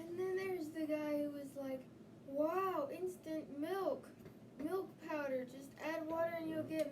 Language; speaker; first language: English; native; English